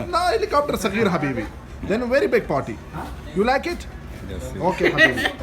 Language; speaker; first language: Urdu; non-native, local second language; Pashto